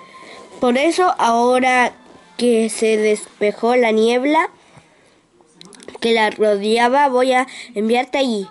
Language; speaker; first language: Spanish; native; Spanish